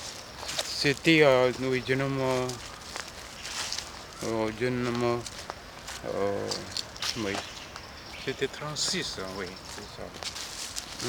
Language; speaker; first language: French; non-native, fluent; Korean